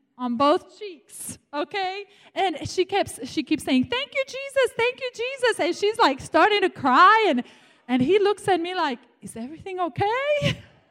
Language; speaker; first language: English; non-native, fluent; Romanian